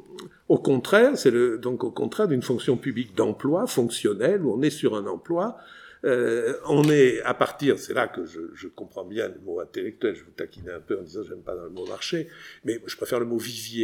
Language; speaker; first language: French; native; French